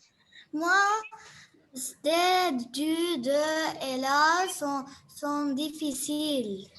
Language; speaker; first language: French; non-native, learner; Arabic